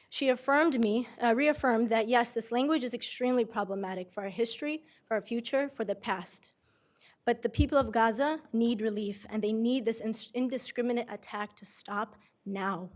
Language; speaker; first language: English; native; English